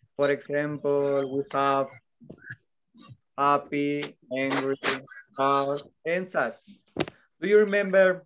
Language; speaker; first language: English; non-native, learner; Spanish